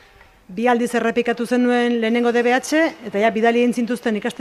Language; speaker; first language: Basque; native; Basque